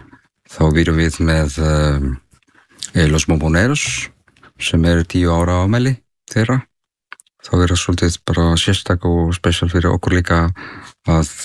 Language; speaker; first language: Icelandic; non-native, learner; Spanish